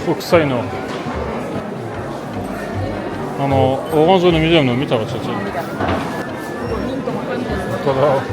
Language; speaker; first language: Japanese; non-native, fluent; French